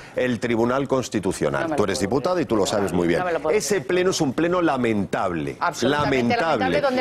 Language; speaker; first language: Spanish; native; Spanish